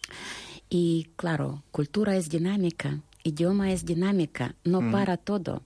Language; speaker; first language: Spanish; non-native, fluent; Russian